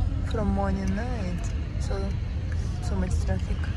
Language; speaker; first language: English; non-native, learner; Russian